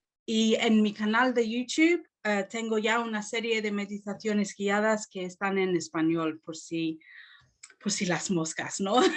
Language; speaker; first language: Spanish; non-native, fluent; English